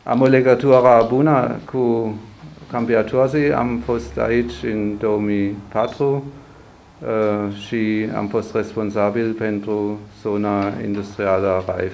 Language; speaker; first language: Romanian; non-native, learner; German